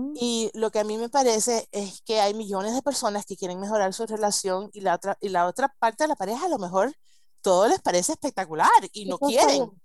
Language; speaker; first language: Spanish; early bilingual, heritage; Spanish